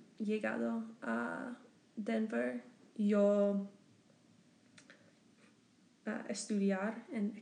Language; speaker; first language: Spanish; non-native, learner; English